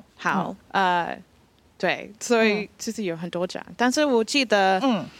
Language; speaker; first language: Chinese; non-native, fluent; English